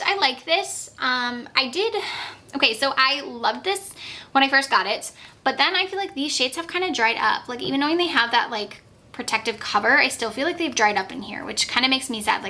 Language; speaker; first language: English; native; English